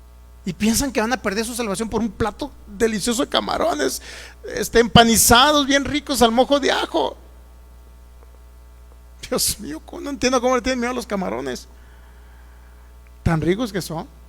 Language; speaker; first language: Spanish; native; Spanish